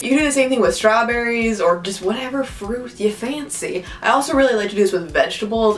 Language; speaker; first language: English; native; English